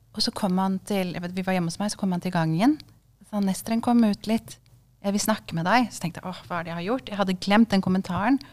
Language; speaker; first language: Norwegian; early bilingual, other home language; Kurdish